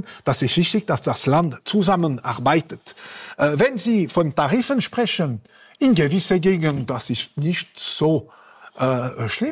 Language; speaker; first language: German; non-native, local second language; French